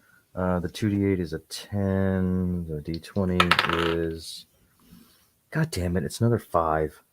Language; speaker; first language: English; native; English